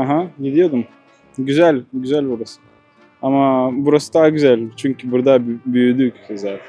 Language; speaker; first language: Turkish; early bilingual, heritage; Turkish